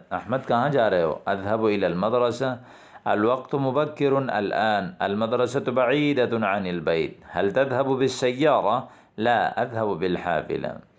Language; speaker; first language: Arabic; non-native, fluent; Urdu